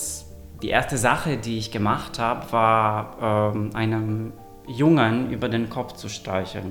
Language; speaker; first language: German; non-native, local second language; Romanian